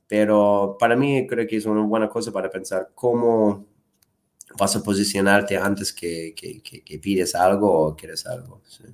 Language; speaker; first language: Spanish; non-native, fluent; English